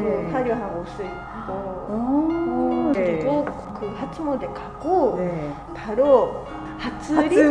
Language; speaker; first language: Korean; non-native, fluent; Japanese